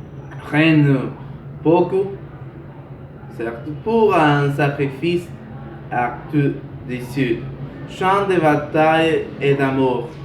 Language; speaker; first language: French; non-native, learner; Spanish